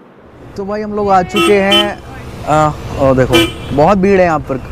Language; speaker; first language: Hindi; native; Hindi